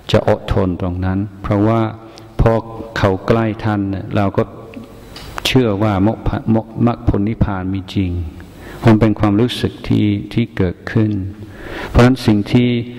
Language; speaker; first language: Thai; non-native, fluent; English